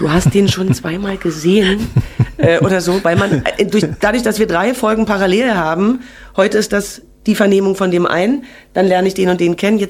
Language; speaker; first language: German; native; German